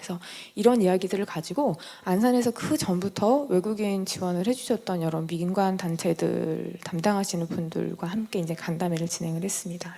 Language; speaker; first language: Korean; native; Korean